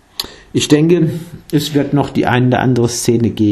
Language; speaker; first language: German; native; German